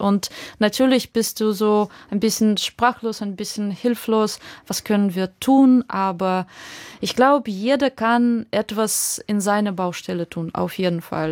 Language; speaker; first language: German; non-native, fluent; Ukrainian